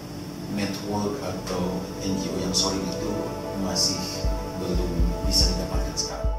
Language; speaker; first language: Indonesian; native; Indonesian